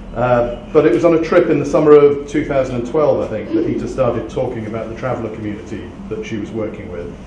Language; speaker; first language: English; native; English